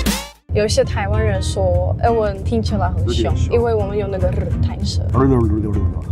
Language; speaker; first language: Chinese; non-native, fluent; Russian